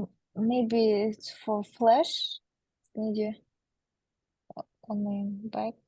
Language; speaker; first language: English; non-native, learner; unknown